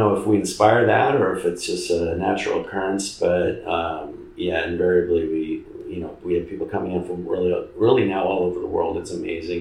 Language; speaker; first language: English; native; English